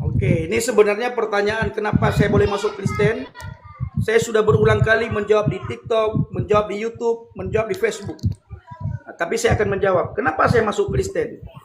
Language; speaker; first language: Indonesian; non-native, local second language; Achinese